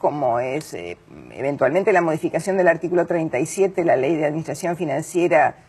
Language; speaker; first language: Spanish; native; Spanish